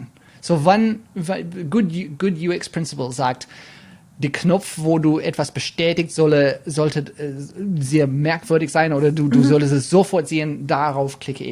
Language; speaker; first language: German; non-native, fluent; English